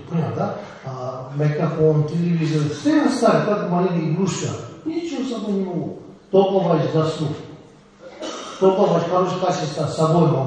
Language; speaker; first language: Russian; non-native, learner; Tibetan